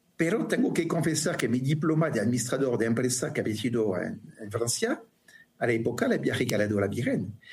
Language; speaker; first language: Spanish; non-native, fluent; French